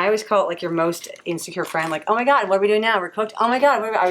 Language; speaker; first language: English; native; English